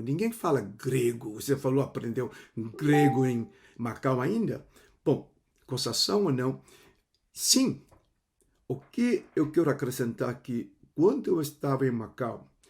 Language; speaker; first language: Portuguese; non-native, fluent; Cantonese